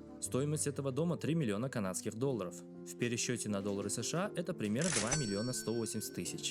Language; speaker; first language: Russian; native; Russian